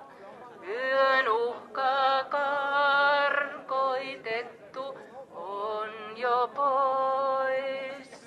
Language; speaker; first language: Finnish; native; Finnish